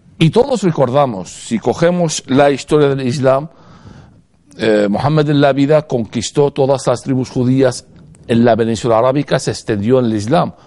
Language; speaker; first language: Spanish; non-native, fluent; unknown